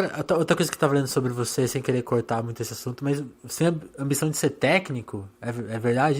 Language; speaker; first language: Portuguese; native; Portuguese